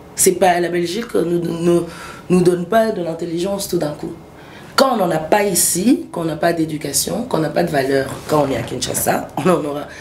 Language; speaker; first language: French; early bilingual, other home language; Swahili